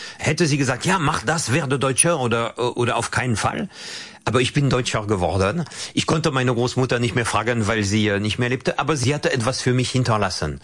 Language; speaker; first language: German; non-native, fluent; French